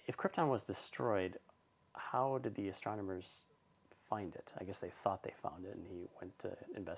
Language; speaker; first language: English; native; English